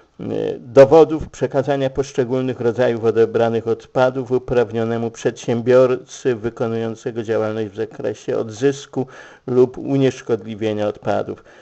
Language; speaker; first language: Polish; native; Polish